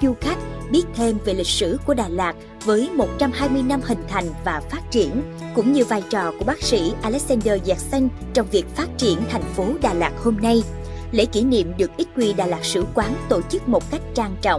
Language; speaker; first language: Vietnamese; native; Vietnamese